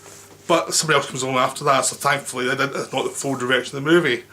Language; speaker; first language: English; native; English